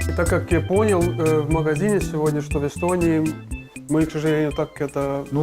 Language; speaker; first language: Russian; non-native, local second language; Estonian